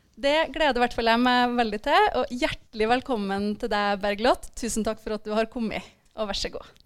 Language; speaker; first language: Norwegian; native; Norwegian